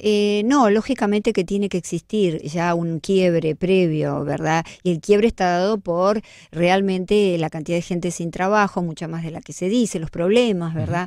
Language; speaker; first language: Spanish; native; Spanish